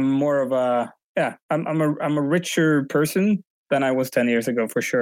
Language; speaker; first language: English; non-native, fluent; Swedish